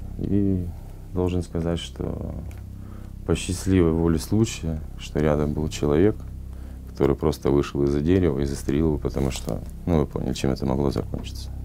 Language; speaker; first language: Russian; native; Russian